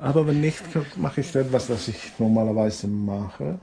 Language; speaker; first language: German; non-native, fluent; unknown